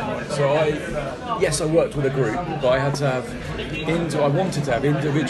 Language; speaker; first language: English; native; English